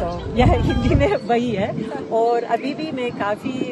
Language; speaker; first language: Hindi; non-native, fluent; Lithuanian